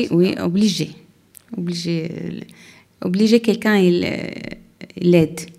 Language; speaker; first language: French; non-native, learner; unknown